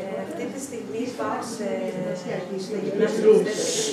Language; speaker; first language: Greek; early bilingual, other home language; Russian